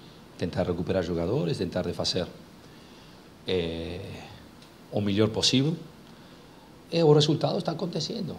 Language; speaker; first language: Portuguese; non-native, fluent; Spanish